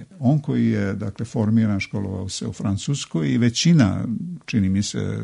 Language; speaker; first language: Serbian; native; Serbian